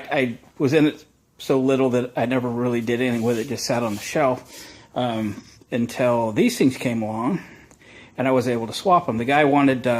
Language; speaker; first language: English; native; English